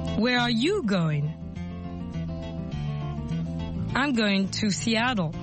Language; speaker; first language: English; non-native, fluent; French